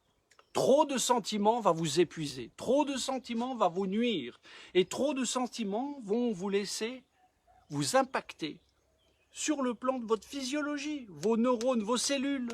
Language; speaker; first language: French; native; French